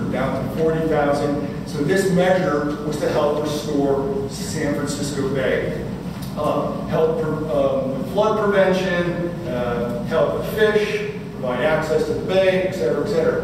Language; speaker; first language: English; native; English